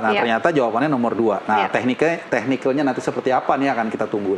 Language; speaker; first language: Indonesian; native; Indonesian